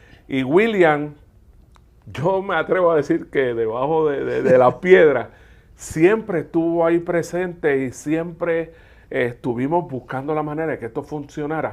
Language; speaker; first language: Spanish; native; Spanish